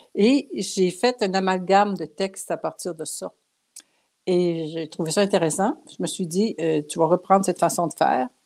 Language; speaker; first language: French; non-native, local second language; Cree